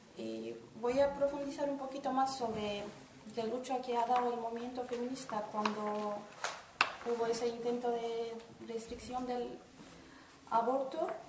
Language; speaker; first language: Spanish; non-native, fluent; Turkish